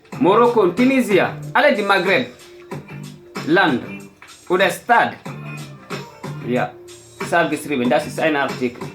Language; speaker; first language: German; non-native, learner; Fula